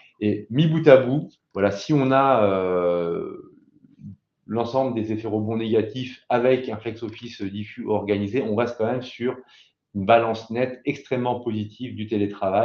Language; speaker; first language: French; native; French